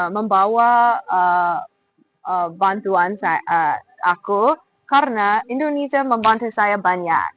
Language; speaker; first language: Indonesian; non-native, fluent; English